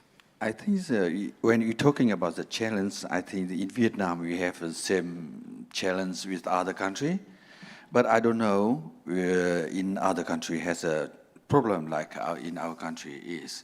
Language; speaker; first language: English; non-native, learner; Vietnamese